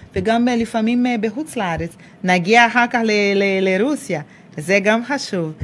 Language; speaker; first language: Hebrew; non-native, fluent; Portuguese